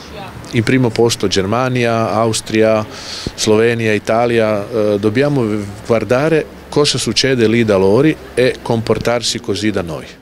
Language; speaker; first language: Italian; non-native, local second language; Croatian